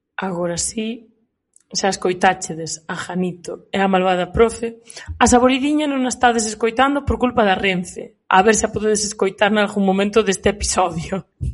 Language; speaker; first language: Galician; native; Galician